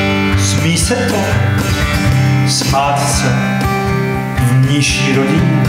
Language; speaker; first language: Czech; native; Czech